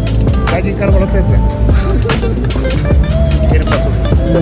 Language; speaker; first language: Japanese; native; Japanese